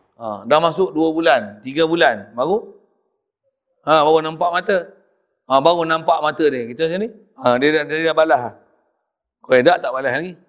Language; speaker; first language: Malay; native; Malay